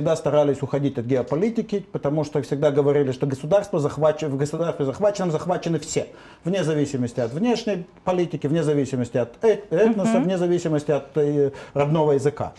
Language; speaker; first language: Russian; native; Russian